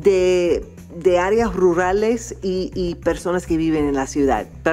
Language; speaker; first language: Spanish; non-native, fluent; English